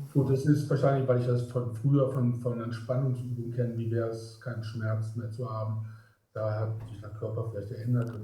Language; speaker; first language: German; native; German